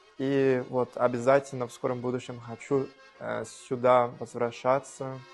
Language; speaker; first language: Russian; non-native, fluent; Portuguese